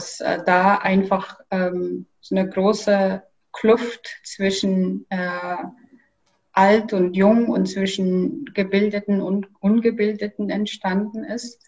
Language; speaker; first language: German; non-native, fluent; Kyrgyz